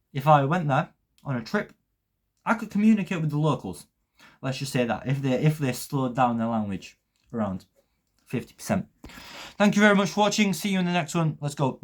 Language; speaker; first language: English; early bilingual, other home language; Polish